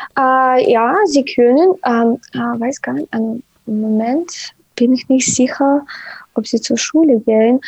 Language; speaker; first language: German; non-native, learner; Ukrainian